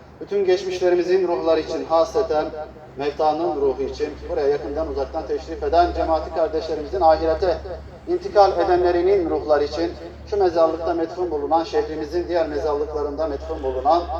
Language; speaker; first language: Turkish; native; Turkish